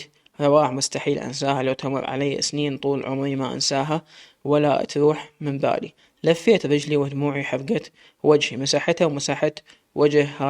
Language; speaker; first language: Arabic; native; Arabic